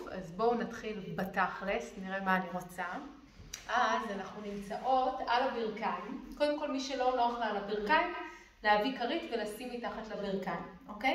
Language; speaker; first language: Hebrew; native; Hebrew